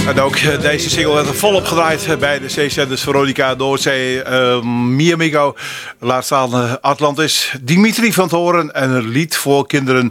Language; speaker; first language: Dutch; native; Dutch